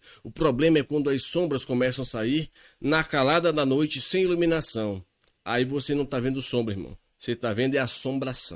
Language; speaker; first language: Portuguese; native; Portuguese